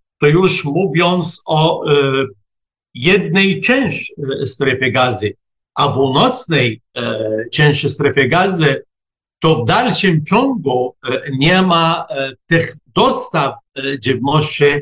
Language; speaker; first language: Polish; non-native, fluent; Arabic